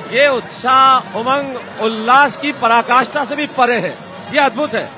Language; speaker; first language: Hindi; native; Hindi